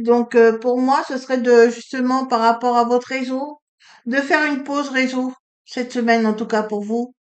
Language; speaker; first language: French; native; French